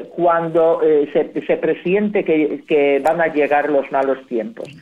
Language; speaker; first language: Spanish; non-native, fluent; Polish